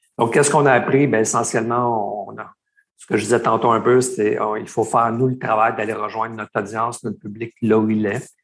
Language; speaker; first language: French; native; French